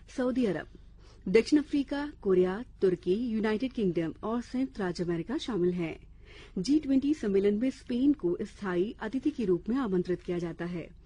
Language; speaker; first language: Hindi; native; Hindi